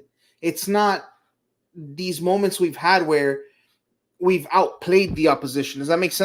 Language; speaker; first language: English; native; English